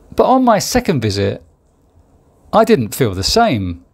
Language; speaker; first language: English; native; English